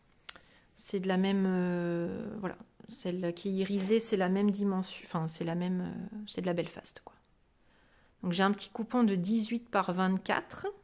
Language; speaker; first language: French; native; French